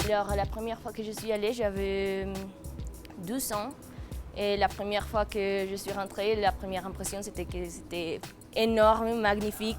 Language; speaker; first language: French; non-native, fluent; Spanish